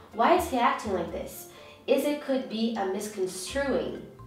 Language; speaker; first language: English; non-native, fluent; Portuguese